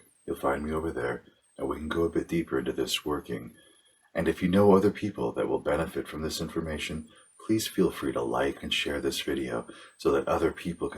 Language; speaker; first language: English; native; English